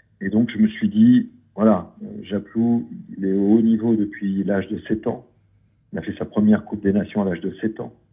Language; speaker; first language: French; native; French